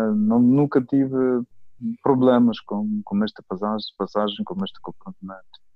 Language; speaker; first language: Portuguese; non-native, fluent; Ukrainian